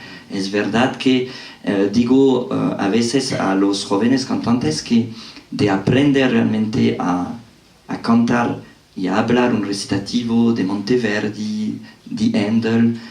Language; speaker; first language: Spanish; non-native, fluent; French